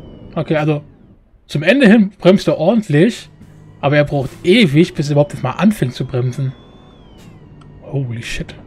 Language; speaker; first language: German; native; German